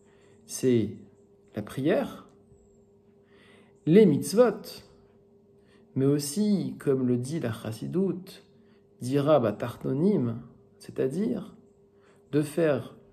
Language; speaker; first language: French; native; French